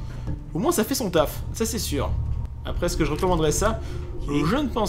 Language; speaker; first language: French; native; French